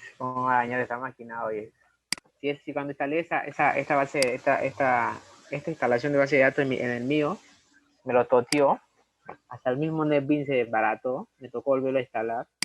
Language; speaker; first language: Spanish; native; Spanish